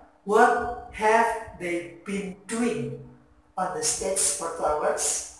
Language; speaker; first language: English; non-native, fluent; Indonesian